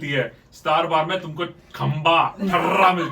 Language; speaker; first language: Hindi; native; Hindi